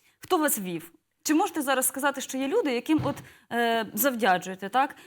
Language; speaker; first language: Ukrainian; native; Ukrainian